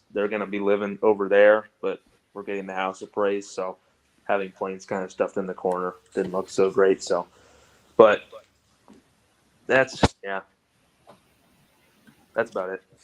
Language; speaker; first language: English; native; English